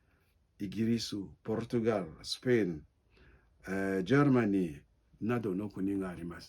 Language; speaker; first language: Japanese; non-native, learner; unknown